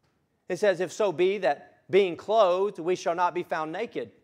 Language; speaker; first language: English; native; English